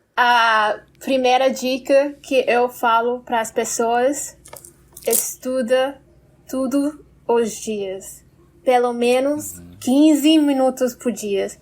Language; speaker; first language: Portuguese; non-native, fluent; English